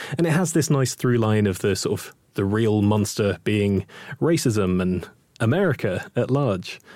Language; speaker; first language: English; native; English